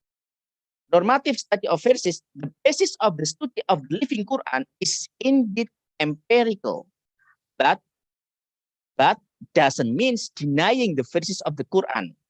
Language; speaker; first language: English; non-native, learner; Indonesian